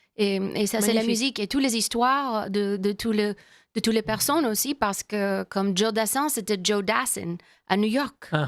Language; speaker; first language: French; non-native, learner; English